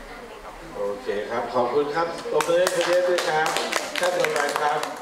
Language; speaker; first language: Thai; native; Thai